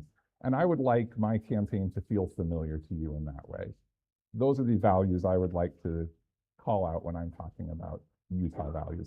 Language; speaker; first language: English; native; English